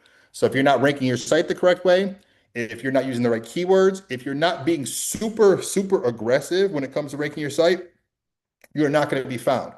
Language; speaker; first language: English; native; English